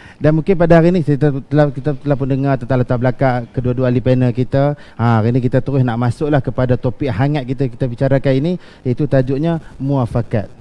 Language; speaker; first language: Malay; native; Malay